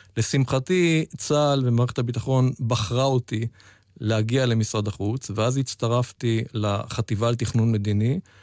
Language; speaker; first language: Hebrew; native; Hebrew